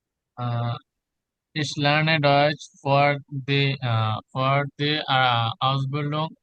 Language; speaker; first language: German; non-native, learner; Bangla